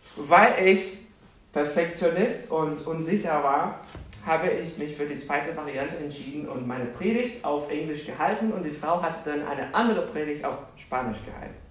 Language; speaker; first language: German; non-native, fluent; Portuguese